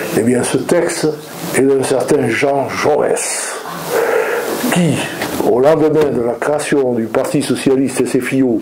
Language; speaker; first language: French; native; French